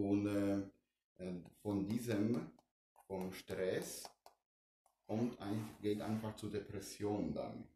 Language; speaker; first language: German; non-native, fluent; Polish